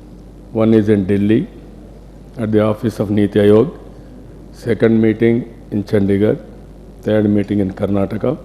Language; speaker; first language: English; non-native, local second language; Telugu